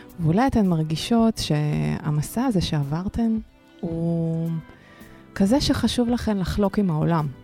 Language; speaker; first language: Hebrew; early bilingual, other home language; Russian